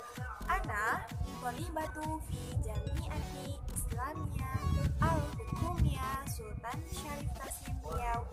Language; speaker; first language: Arabic; non-native, learner; Indonesian